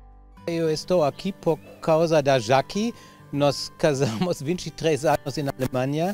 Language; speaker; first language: Portuguese; non-native, fluent; German